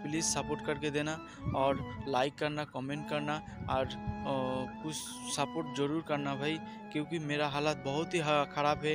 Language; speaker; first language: Hindi; non-native, local second language; Bangla